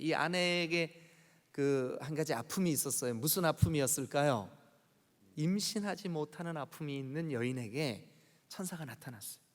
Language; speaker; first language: Korean; native; Korean